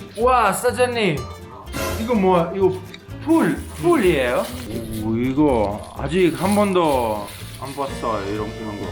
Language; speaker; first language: Korean; non-native, learner; Italian